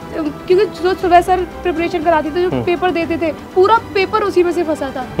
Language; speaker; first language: Hindi; native; Hindi